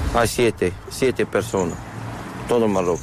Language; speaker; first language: Spanish; non-native, learner; Arabic